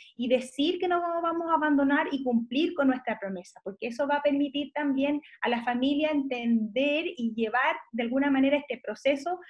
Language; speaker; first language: Spanish; native; Spanish